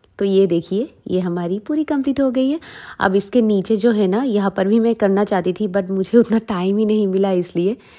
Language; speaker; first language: Hindi; non-native, local second language; Bangla